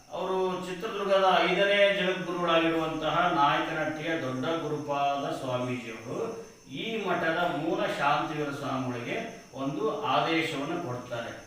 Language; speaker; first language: Kannada; native; Kannada